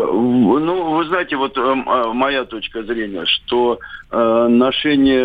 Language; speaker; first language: Russian; native; Russian